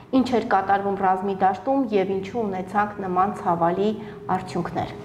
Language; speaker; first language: Armenian; native; Armenian